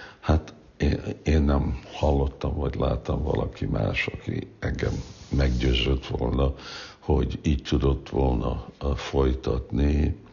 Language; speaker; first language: Hungarian; early bilingual, heritage; Hungarian